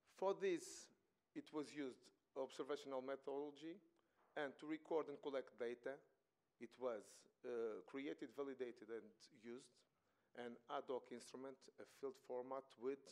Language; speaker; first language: English; non-native, fluent; Portuguese